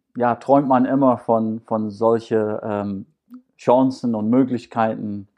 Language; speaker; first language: German; non-native, fluent; English